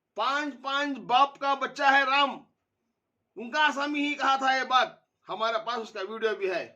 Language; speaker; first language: Hindi; native; Hindi